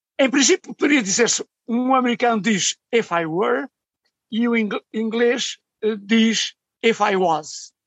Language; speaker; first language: Portuguese; native; Portuguese